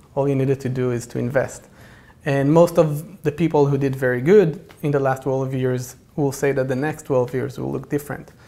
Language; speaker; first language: English; non-native, fluent; Hebrew